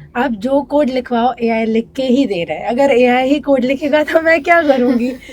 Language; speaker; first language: Urdu; non-native, local second language; Sindhi